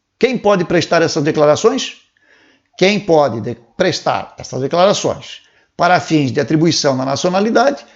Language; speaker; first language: Portuguese; native; Portuguese